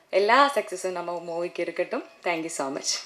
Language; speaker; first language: Tamil; non-native, learner; Malayalam